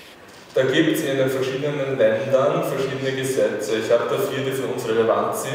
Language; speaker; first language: German; native; German